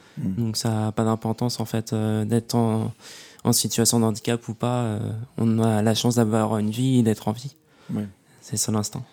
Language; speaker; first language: French; native; French